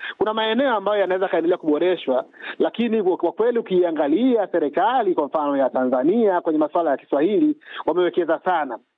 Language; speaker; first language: Swahili; native; Swahili